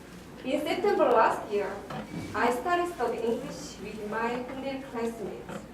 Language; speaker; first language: English; non-native, learner; Korean